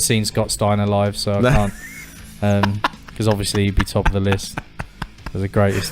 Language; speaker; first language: English; native; English